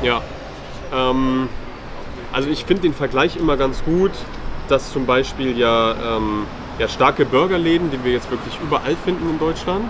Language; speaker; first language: German; native; German